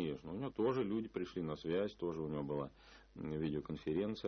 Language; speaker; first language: Russian; native; Russian